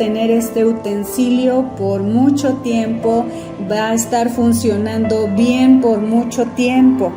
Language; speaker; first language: Spanish; native; Spanish